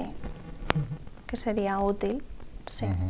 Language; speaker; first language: Portuguese; non-native, learner; Spanish